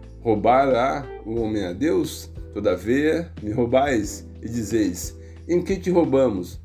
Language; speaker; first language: Portuguese; native; Portuguese